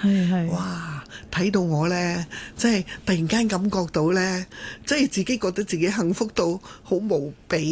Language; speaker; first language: Cantonese; native; Cantonese